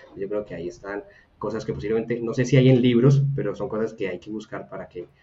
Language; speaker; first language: Spanish; native; Spanish